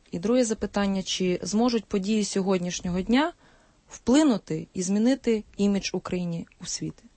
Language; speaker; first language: Ukrainian; native; Ukrainian